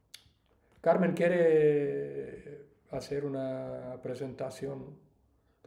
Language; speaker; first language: Spanish; non-native, learner; English